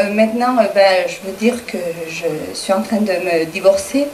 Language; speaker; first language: French; non-native, learner; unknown